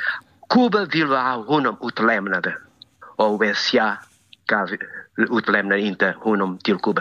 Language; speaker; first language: Swedish; non-native, fluent; Spanish